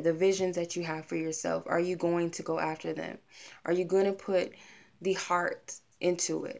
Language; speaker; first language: English; native; English